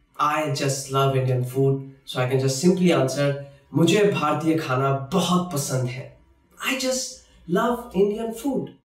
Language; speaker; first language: Hindi; native; Hindi